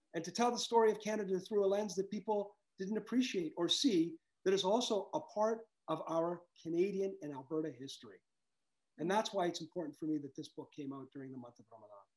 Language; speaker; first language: English; native; English